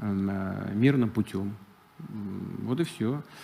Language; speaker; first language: Russian; native; Russian